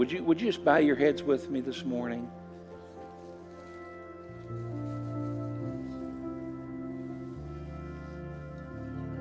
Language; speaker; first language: English; native; English